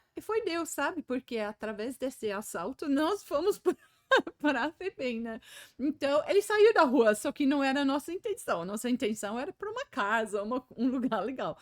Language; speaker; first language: Portuguese; non-native, fluent; English